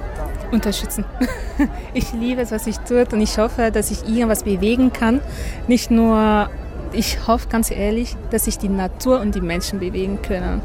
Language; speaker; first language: German; non-native, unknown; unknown